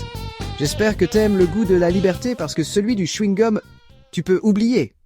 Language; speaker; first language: French; native; French